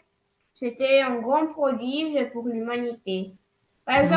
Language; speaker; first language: French; non-native, learner; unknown